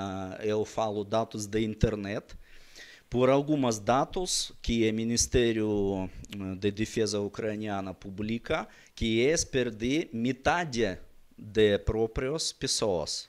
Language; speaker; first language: Portuguese; non-native, learner; Russian